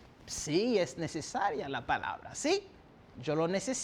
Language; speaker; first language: Spanish; non-native, fluent; French